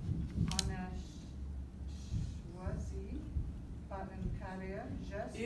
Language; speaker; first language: French; non-native, learner; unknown